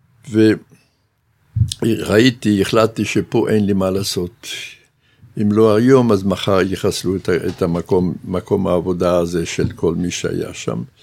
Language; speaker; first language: Hebrew; non-native, fluent; Yiddish